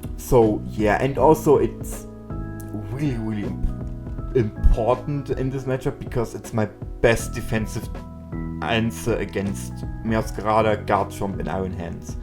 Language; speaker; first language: English; non-native, fluent; German